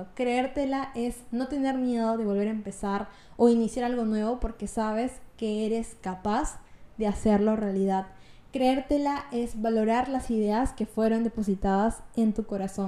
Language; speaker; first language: Spanish; native; Spanish